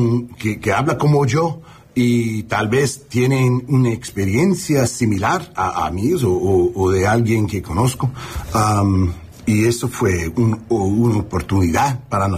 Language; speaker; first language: Spanish; non-native, learner; English